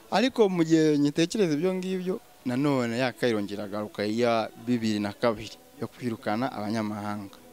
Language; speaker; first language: Kinyarwanda; early bilingual, heritage; Swahili